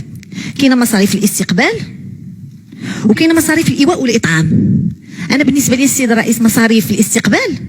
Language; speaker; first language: Arabic; native; Arabic